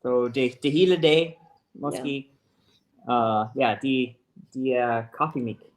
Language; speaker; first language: Danish; non-native, learner; English